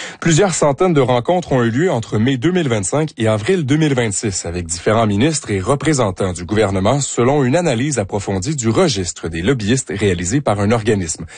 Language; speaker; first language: French; native; French